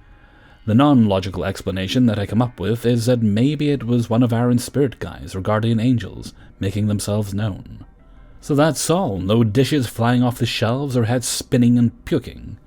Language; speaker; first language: English; native; English